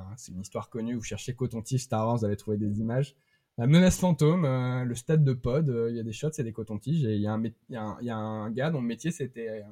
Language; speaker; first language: French; native; French